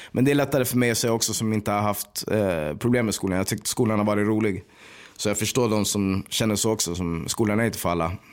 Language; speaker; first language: Swedish; native; Swedish